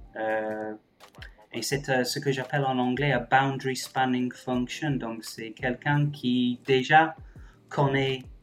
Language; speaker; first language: French; non-native, fluent; English